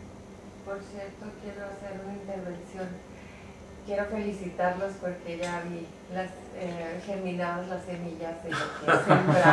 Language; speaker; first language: Spanish; native; Spanish